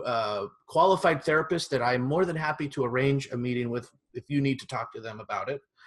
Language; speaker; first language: English; native; English